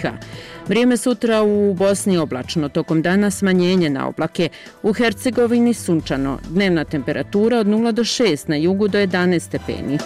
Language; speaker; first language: Croatian; native; Croatian